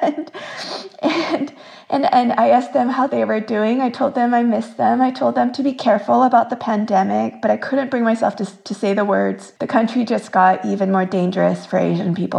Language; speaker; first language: English; early bilingual, other home language; Korean